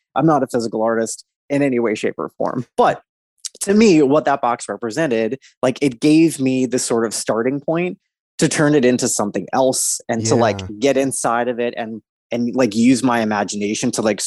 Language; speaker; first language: English; native; English